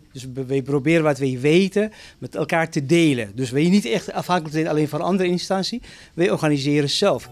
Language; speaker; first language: Dutch; non-native, fluent; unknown